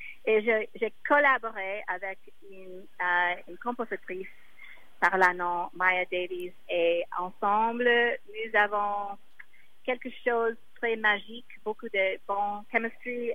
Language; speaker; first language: French; non-native, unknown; English